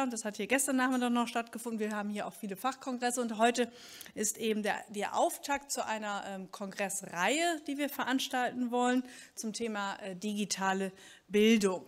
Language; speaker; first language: German; native; German